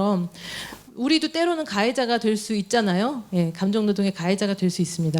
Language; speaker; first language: Korean; native; Korean